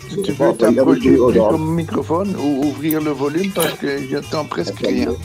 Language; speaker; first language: French; non-native, fluent; Dutch